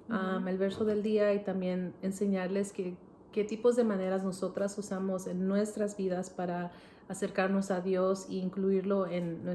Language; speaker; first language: Spanish; early bilingual, heritage; Spanish